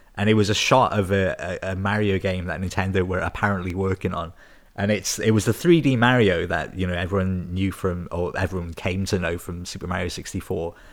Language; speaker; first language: English; native; English